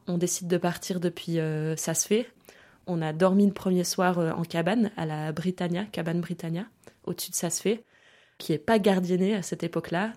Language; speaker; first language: French; early bilingual, other home language; German